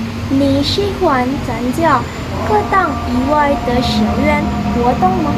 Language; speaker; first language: Chinese; non-native, learner; Indonesian